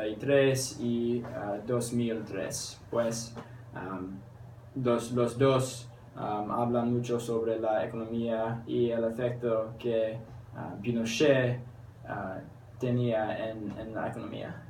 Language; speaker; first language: Spanish; non-native, learner; English